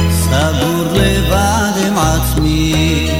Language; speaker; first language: Hebrew; native; Hebrew